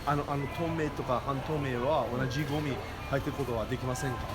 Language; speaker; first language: Japanese; non-native, learner; English